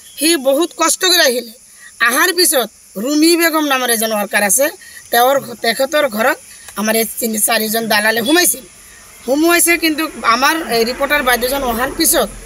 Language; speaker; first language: Assamese; native; Assamese